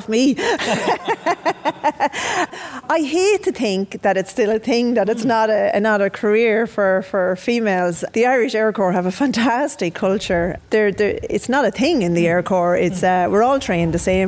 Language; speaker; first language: English; native; English